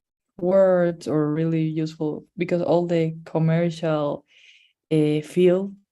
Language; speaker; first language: English; non-native, fluent; Spanish